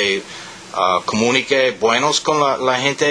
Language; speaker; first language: Spanish; non-native, learner; English